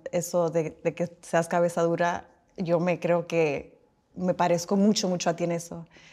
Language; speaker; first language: Spanish; early bilingual, heritage; Spanish